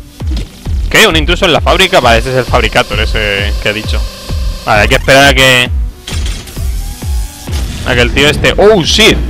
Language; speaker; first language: Spanish; native; Spanish